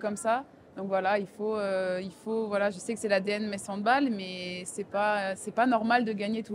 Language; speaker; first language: French; native; French